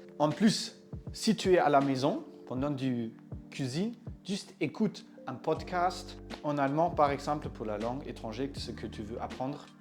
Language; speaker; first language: French; non-native, fluent; German